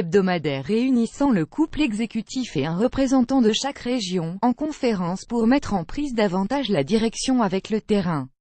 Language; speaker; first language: French; native; French